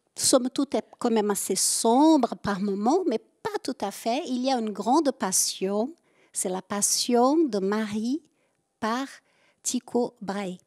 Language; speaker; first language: French; native; French